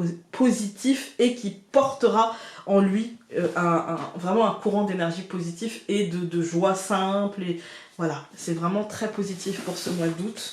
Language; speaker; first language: French; native; French